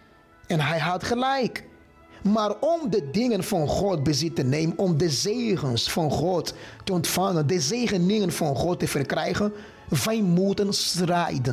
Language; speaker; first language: Dutch; non-native, fluent; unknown